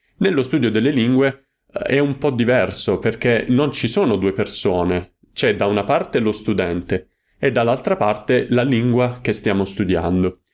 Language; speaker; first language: Italian; native; Italian